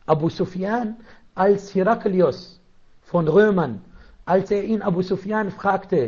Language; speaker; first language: German; non-native, fluent; Arabic